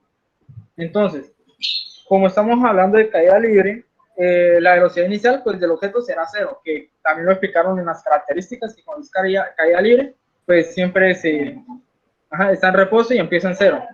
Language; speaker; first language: Spanish; native; Spanish